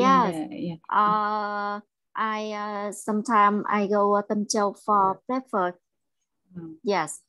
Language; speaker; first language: English; non-native, learner; Vietnamese